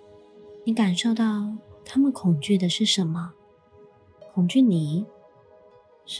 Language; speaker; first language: Chinese; native; Chinese